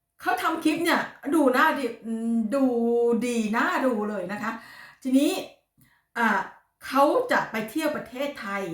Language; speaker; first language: Thai; non-native, local second language; Lao